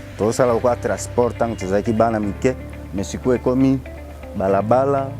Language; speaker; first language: Lingala; native; Lingala